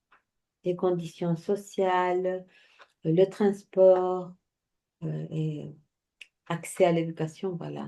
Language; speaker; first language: French; non-native, fluent; Spanish